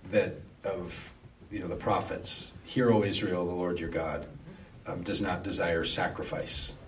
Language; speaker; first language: English; native; English